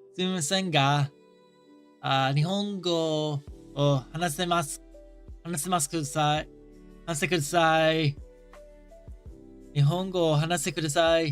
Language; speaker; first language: Japanese; non-native, learner; English